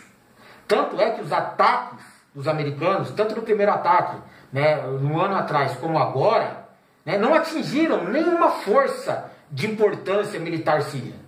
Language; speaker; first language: Portuguese; native; Portuguese